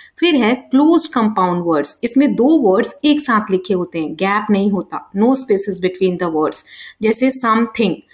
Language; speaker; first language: Hindi; native; Hindi